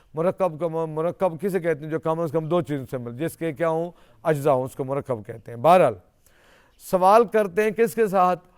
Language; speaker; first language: Urdu; non-native, local second language; Saraiki